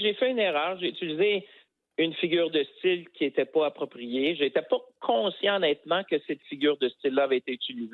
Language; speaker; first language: French; native; French